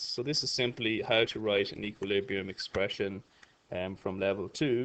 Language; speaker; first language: English; native; English